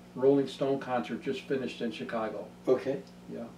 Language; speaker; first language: English; native; English